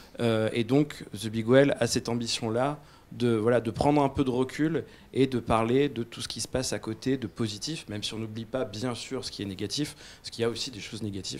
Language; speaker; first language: French; native; French